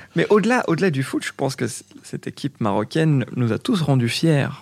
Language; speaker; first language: French; non-native, local second language; Arabic